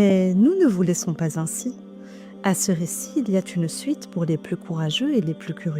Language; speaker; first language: French; native; French